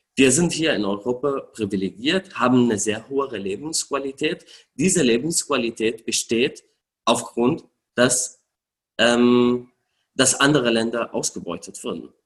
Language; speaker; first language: German; non-native, fluent; Arabic